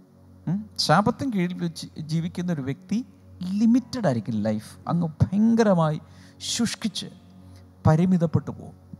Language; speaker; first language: Malayalam; native; Malayalam